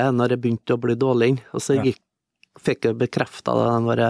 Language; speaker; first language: Norwegian; native; Norwegian